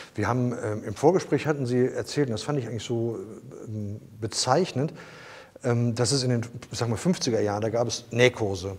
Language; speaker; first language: German; native; German